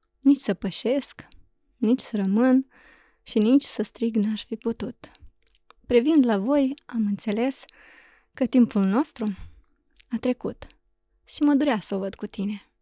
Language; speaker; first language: Romanian; native; Romanian